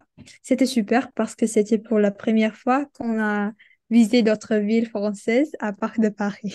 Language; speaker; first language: French; non-native, learner; Indonesian